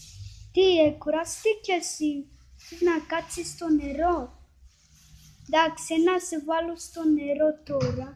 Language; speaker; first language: Greek; early bilingual, heritage; Greek